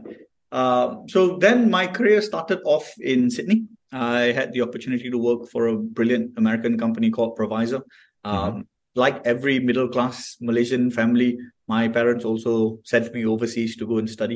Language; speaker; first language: English; non-native, local second language; Tamil